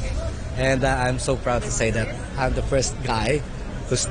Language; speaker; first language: English; non-native, local second language; Filipino